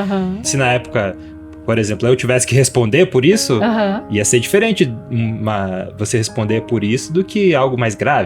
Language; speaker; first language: Portuguese; native; Portuguese